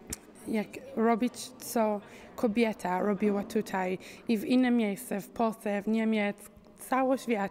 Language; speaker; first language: Polish; non-native, learner; Hebrew